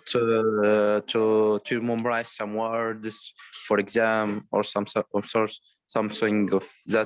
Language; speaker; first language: English; non-native, learner; Arabic